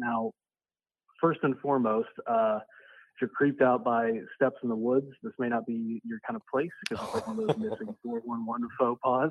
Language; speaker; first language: English; native; English